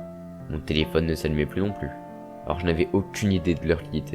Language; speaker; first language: French; native; French